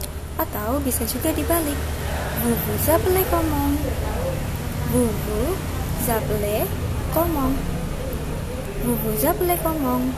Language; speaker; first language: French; non-native, fluent; Indonesian